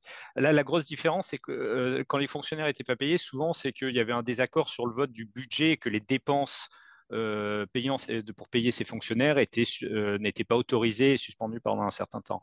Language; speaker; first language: French; native; French